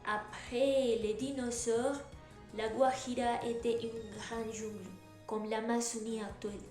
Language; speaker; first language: French; non-native, learner; Spanish